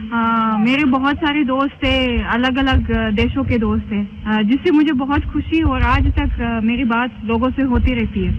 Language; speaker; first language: Hindi; non-native, fluent; Russian